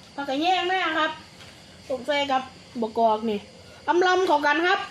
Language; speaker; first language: Thai; native; Thai